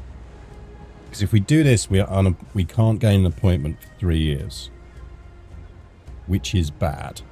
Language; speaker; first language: English; native; English